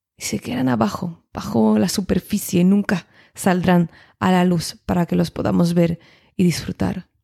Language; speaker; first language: Spanish; non-native, fluent; French